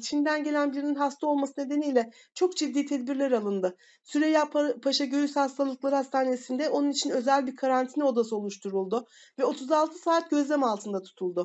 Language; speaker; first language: Turkish; native; Turkish